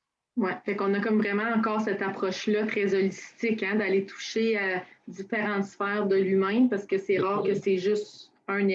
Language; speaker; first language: French; native; French